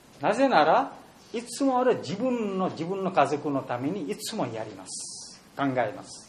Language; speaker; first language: Japanese; non-native, learner; Bangla